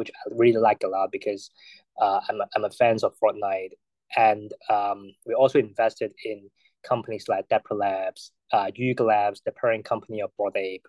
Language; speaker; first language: English; non-native, local second language; Cantonese